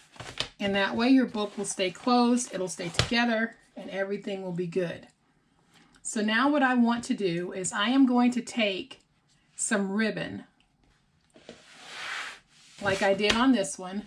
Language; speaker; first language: English; native; English